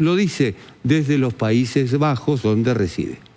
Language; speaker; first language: Spanish; native; Spanish